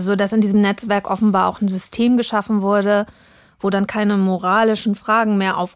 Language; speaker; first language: German; native; German